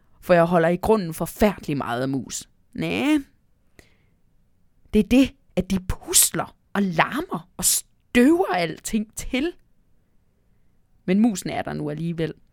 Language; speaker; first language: Danish; native; Danish